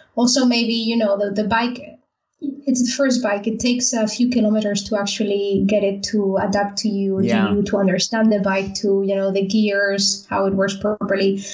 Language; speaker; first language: English; non-native, fluent; Spanish